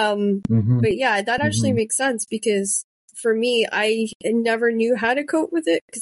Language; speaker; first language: English; non-native, local second language; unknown